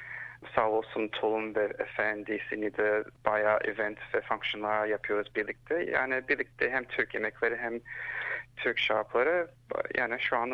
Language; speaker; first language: Turkish; early bilingual, heritage; Turkish